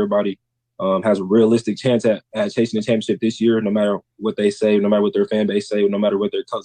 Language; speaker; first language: English; native; English